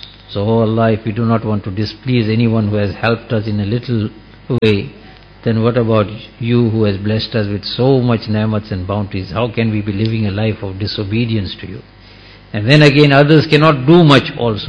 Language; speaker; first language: English; native; English